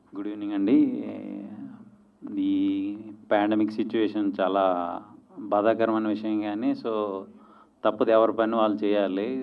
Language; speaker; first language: Telugu; native; Telugu